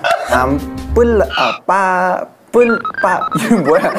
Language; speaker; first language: Korean; non-native, fluent; Thai